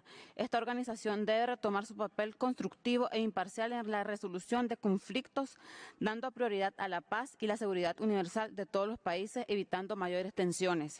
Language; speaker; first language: Spanish; native; Spanish